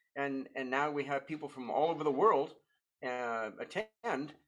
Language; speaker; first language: English; native; English